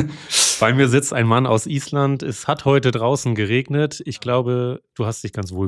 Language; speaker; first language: German; native; German